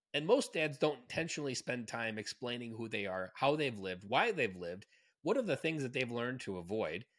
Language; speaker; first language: English; native; English